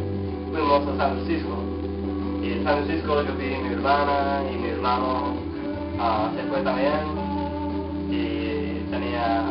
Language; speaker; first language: Spanish; non-native, learner; English